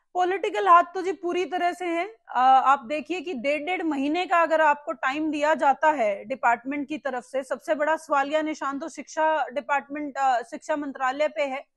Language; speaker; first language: Hindi; native; Hindi